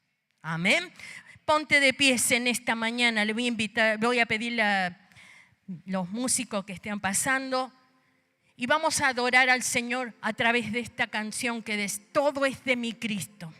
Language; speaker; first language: Spanish; native; Spanish